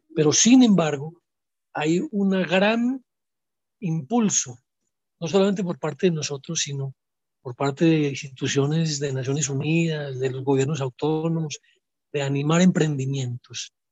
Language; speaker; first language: Spanish; native; Spanish